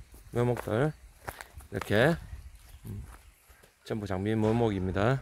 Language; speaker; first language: Korean; native; Korean